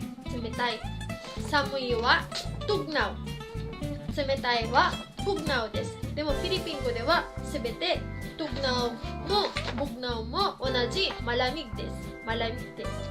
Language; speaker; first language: Japanese; non-native, fluent; Filipino